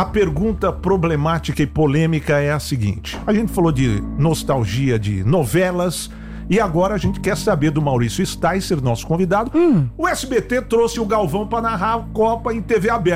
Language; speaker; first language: Portuguese; native; Portuguese